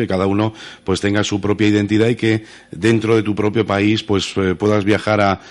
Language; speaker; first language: Spanish; native; Spanish